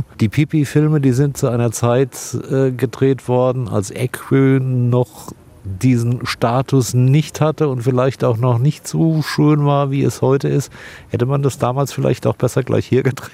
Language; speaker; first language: German; native; German